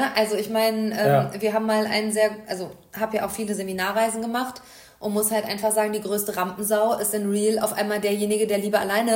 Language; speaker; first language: German; native; German